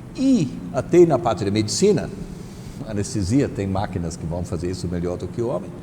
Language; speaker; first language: Portuguese; non-native, fluent; German